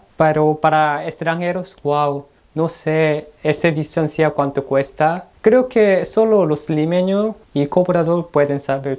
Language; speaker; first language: Spanish; non-native, learner; Korean